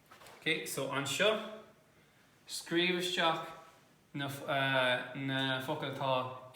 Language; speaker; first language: Irish; non-native, local second language; English